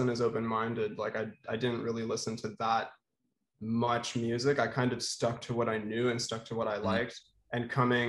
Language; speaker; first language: English; non-native, local second language; Filipino